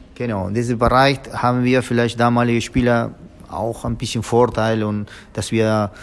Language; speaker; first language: German; non-native, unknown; Spanish